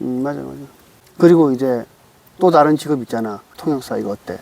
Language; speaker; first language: Korean; native; Korean